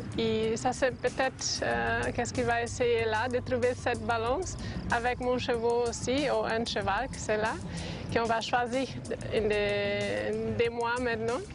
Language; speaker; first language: French; non-native, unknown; Portuguese